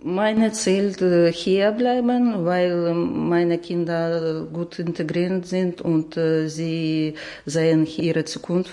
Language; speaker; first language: German; non-native, learner; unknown